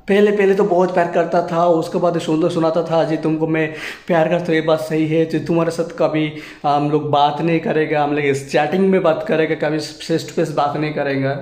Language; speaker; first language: Hindi; non-native, local second language; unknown